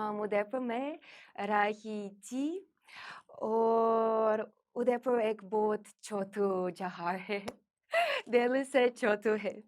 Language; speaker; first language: Hindi; non-native, learner; Russian